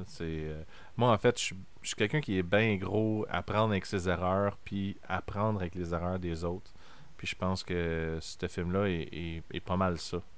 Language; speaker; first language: French; native; French